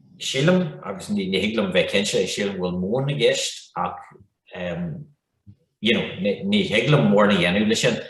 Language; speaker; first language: Irish; non-native, local second language; English